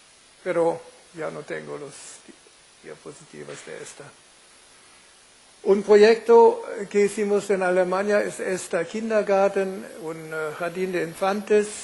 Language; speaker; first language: Spanish; non-native, fluent; German